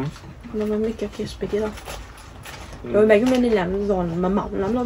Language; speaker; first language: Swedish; non-native, learner; Vietnamese